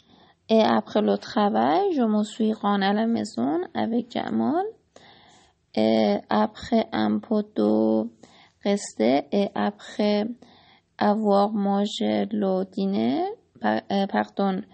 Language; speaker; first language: French; non-native, learner; Persian